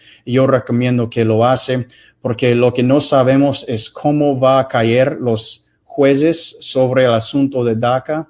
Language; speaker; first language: Spanish; non-native, fluent; English